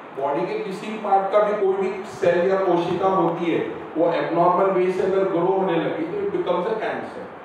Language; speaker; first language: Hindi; non-native, local second language; Marathi